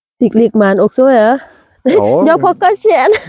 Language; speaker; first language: Swedish; non-native, learner; Thai